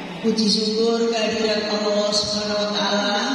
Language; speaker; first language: Indonesian; native; Indonesian